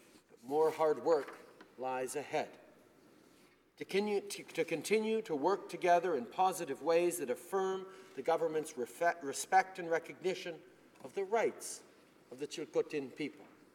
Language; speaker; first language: English; early bilingual, other home language; French